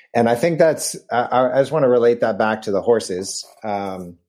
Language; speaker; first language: English; native; English